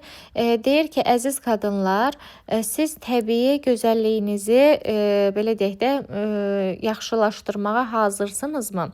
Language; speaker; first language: Azerbaijani; native; Azerbaijani